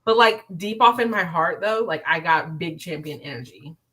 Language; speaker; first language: English; native; English